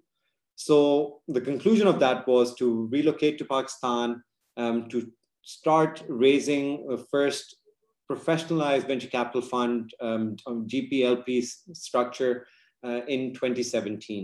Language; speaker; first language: English; non-native, local second language; Urdu